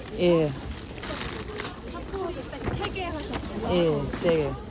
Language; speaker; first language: Korean; non-native, learner; Thai